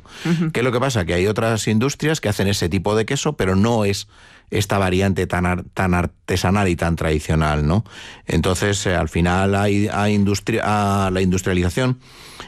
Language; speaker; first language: Spanish; native; Spanish